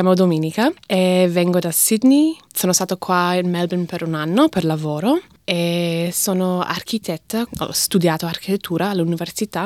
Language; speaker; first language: Italian; non-native, fluent; English